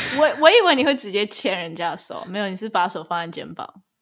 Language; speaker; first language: Chinese; early bilingual, other home language; English